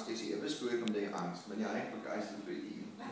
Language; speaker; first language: Danish; non-native, fluent; English